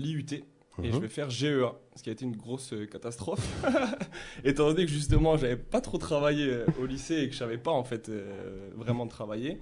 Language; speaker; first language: French; native; French